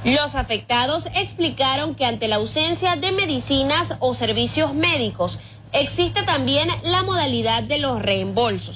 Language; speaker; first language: Spanish; native; Spanish